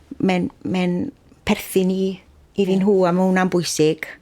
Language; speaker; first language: Welsh; native; Welsh